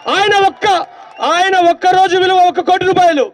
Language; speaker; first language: Telugu; native; Telugu